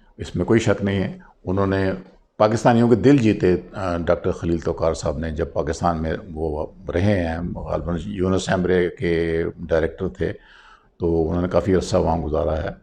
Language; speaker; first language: Urdu; non-native, local second language; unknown